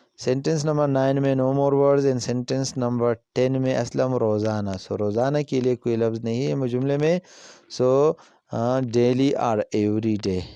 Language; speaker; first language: Urdu; non-native, local second language; Pashto